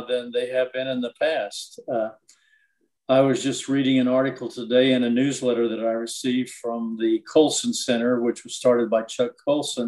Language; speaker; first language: English; native; English